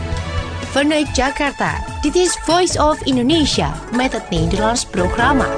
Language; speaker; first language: Dutch; non-native, fluent; Indonesian